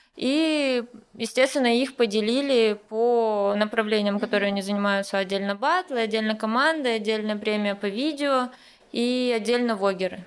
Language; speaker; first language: Russian; native; Russian